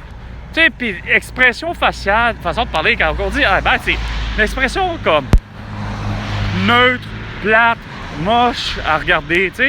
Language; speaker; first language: French; native; French